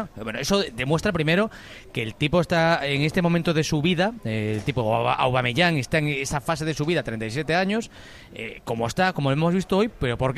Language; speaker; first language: Spanish; native; Spanish